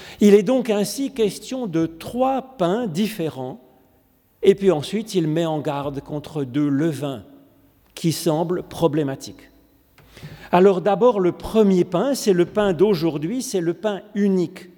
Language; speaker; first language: French; native; French